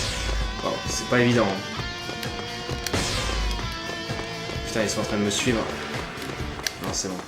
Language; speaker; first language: French; native; French